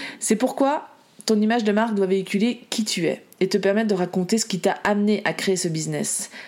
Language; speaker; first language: French; native; French